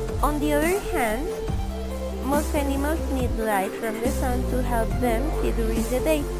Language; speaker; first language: English; non-native, fluent; Spanish